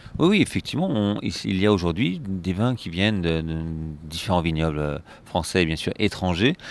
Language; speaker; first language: French; native; French